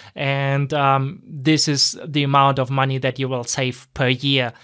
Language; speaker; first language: English; non-native, fluent; German